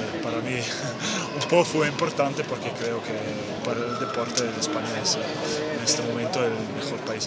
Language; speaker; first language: Spanish; non-native, fluent; Dutch